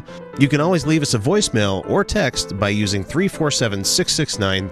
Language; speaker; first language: English; native; English